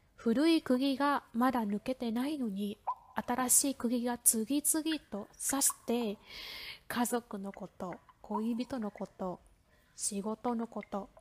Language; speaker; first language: Japanese; non-native, fluent; Vietnamese